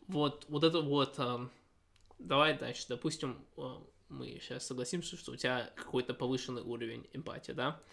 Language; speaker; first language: Russian; early bilingual, heritage; Russian